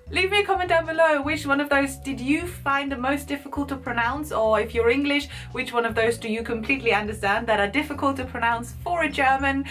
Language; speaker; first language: English; non-native, fluent; German